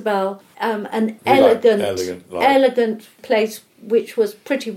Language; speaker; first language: English; native; English